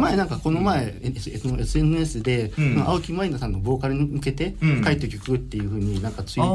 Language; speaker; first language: Japanese; native; Japanese